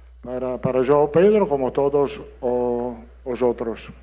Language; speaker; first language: Portuguese; non-native, learner; Italian